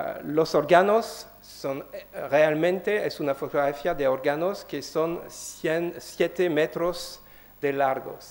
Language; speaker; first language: Spanish; non-native, learner; French